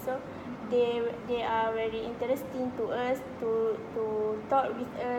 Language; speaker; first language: English; non-native, local second language; Malay